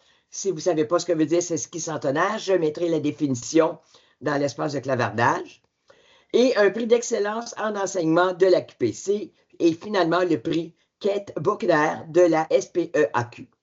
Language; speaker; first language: French; native; French